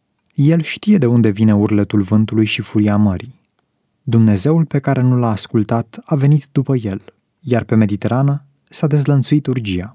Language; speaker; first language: Romanian; native; Romanian